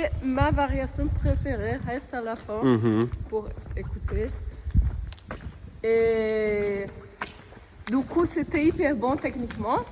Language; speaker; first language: French; non-native, learner; Portuguese